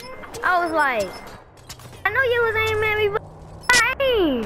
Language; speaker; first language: English; native; English